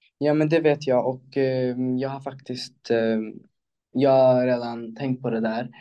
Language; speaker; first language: Swedish; early bilingual, other home language; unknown